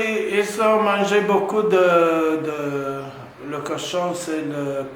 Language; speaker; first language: French; non-native, fluent; Italian